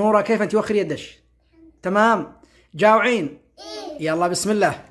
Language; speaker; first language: Arabic; native; Arabic